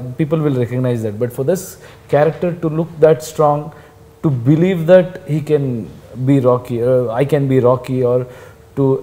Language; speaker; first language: Telugu; non-native, fluent; Kannada